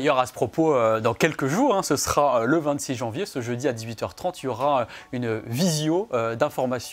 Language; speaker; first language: French; native; French